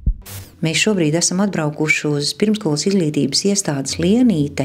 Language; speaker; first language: Latvian; native; Latvian